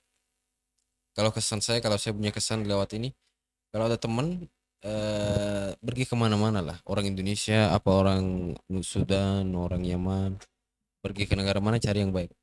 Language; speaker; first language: Indonesian; non-native, fluent; Arabic